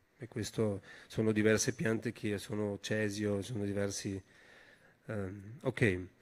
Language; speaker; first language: Italian; non-native, local second language; German